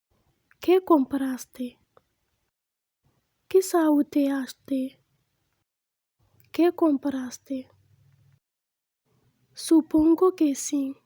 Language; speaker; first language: Spanish; non-native, fluent; Haitian Creole